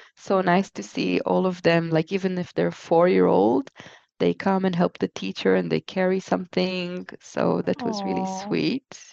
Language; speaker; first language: English; non-native, fluent; Hebrew